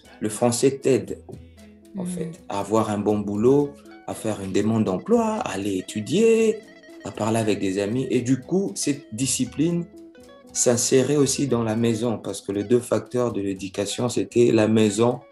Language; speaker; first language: French; non-native, local second language; Lingala